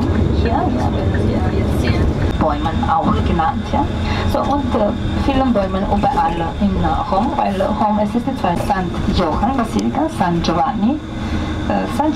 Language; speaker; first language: German; non-native, learner; Italian